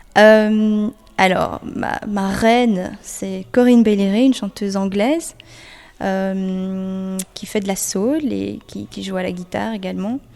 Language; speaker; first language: French; native; French